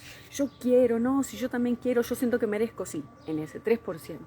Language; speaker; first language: Spanish; native; Spanish